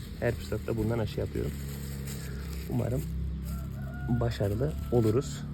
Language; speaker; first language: Turkish; native; Turkish